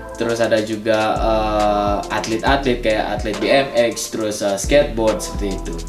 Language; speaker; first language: Indonesian; native; Indonesian